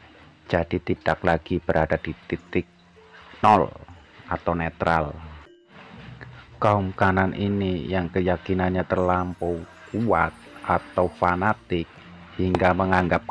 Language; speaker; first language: Indonesian; native; Indonesian